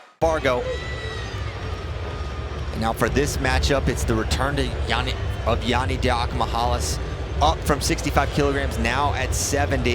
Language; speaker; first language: English; native; English